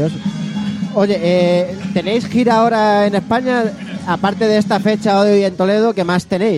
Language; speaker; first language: Spanish; native; Spanish